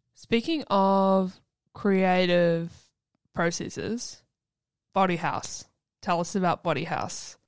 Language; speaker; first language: English; native; English